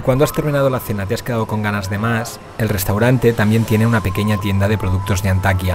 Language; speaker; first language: Spanish; native; Spanish